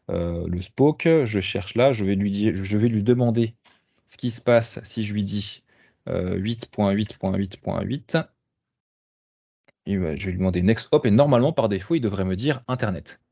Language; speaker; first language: French; native; French